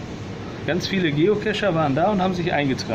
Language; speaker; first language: German; native; German